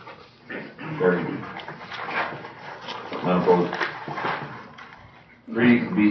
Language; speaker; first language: English; native; English